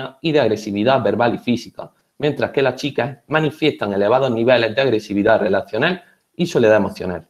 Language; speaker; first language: Spanish; native; Spanish